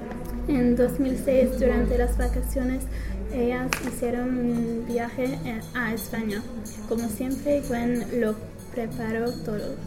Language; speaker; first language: Spanish; non-native, learner; English